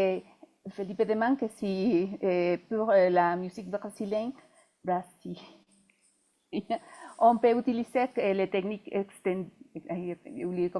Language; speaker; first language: French; non-native, fluent; Spanish